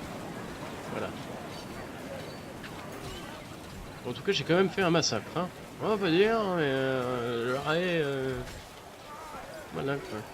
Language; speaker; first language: French; native; French